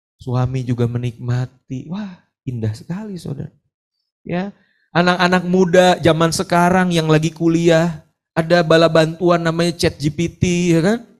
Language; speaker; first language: Indonesian; native; Indonesian